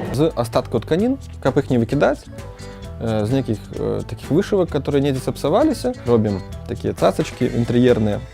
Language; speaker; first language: Belarusian; non-native, local second language; Russian